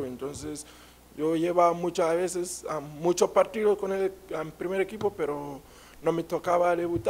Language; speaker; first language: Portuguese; non-native, learner; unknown